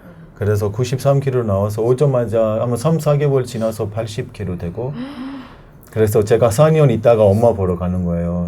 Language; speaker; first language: Korean; non-native, learner; Persian